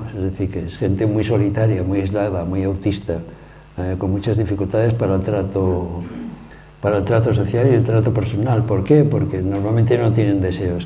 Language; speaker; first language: Spanish; native; Spanish